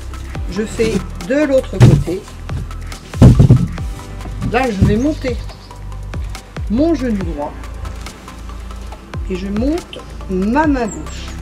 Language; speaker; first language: French; native; French